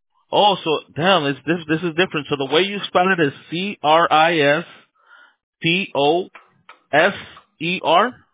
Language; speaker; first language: English; early bilingual, other home language; Spanish